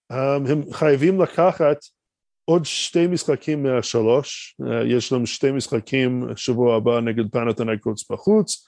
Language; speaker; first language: Hebrew; non-native, fluent; English